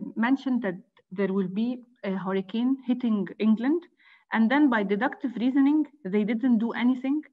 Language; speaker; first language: English; non-native, fluent; Arabic